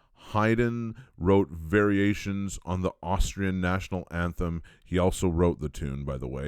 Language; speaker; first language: English; native; English